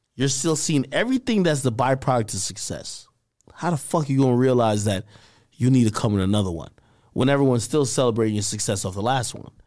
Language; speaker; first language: English; native; English